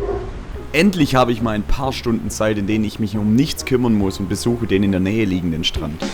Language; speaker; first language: German; native; German